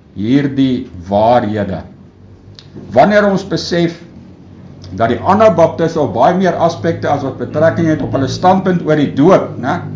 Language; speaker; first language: Afrikaans; native; Afrikaans